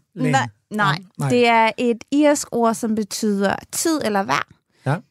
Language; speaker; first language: Danish; native; Danish